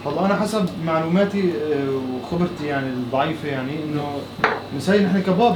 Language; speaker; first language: Arabic; native; Arabic